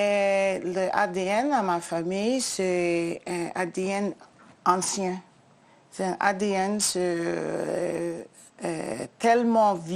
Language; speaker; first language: French; non-native, learner; English